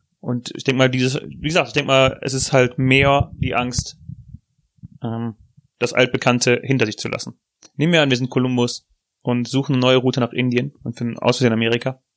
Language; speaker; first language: German; native; German